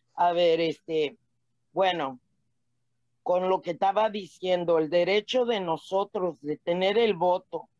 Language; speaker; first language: Spanish; early bilingual, heritage; Spanish